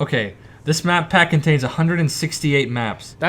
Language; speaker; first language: English; native; English